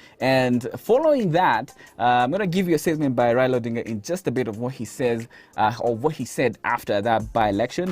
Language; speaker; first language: English; non-native, local second language; Swahili